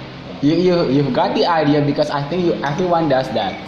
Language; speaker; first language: English; non-native, fluent; Indonesian